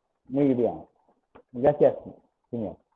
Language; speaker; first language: Spanish; non-native, learner; Tamil